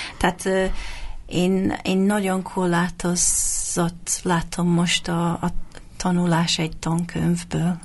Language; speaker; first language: Hungarian; non-native, fluent; English